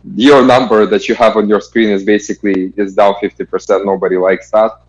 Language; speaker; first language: English; non-native, fluent; Kazakh